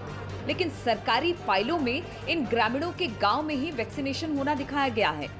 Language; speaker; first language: Hindi; native; Hindi